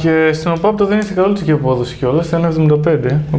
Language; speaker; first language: Greek; native; Greek